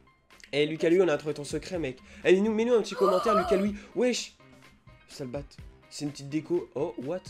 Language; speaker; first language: French; native; French